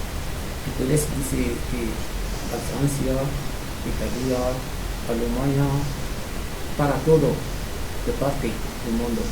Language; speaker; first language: Spanish; non-native, learner; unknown